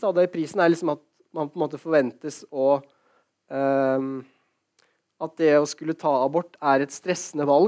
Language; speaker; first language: Norwegian; native; Norwegian